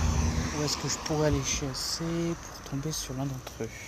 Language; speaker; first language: French; native; French